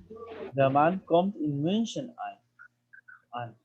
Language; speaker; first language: German; non-native, learner; Spanish